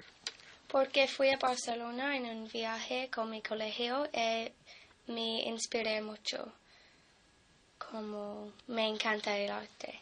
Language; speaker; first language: Spanish; non-native, fluent; English